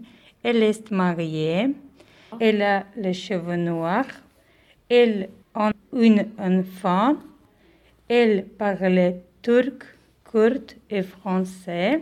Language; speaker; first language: French; non-native, learner; Turkish